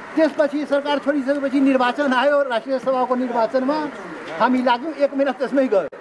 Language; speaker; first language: Nepali; non-native, local second language; Maithili